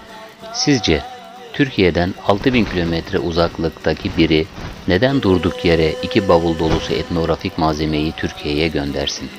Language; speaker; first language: Turkish; native; Turkish